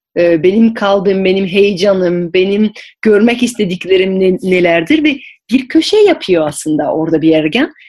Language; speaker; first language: Turkish; non-native, fluent; French